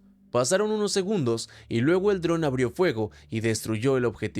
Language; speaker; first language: Spanish; native; Spanish